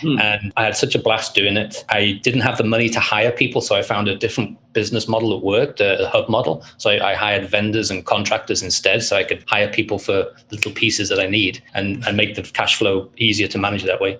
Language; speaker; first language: English; native; English